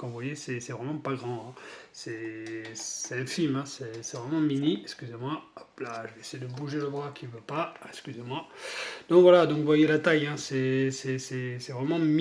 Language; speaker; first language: French; native; French